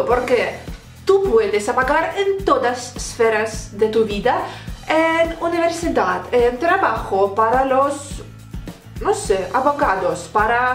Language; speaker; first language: Spanish; non-native, learner; Russian